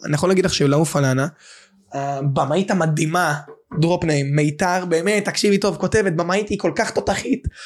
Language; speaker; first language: Hebrew; native; Hebrew